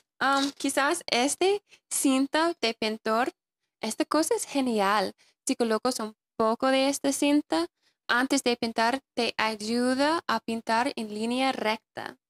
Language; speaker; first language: Spanish; non-native, fluent; English